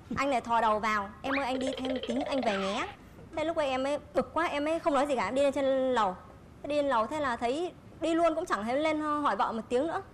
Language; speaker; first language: Vietnamese; native; Vietnamese